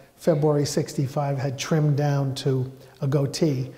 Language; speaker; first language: English; native; English